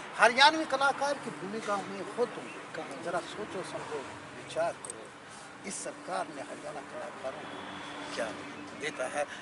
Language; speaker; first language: Hindi; native; Hindi